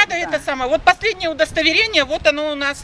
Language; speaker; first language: Russian; native; Russian